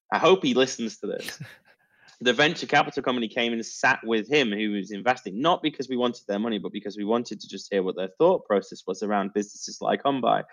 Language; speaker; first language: English; native; English